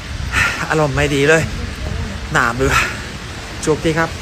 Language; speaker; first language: Thai; non-native, learner; German